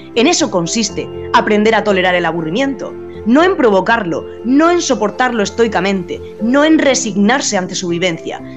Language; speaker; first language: Spanish; native; Spanish